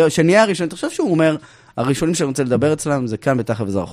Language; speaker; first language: Hebrew; native; Hebrew